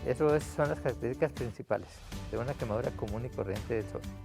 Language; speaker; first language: Spanish; native; Spanish